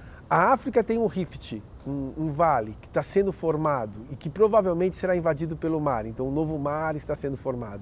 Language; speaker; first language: Portuguese; native; Portuguese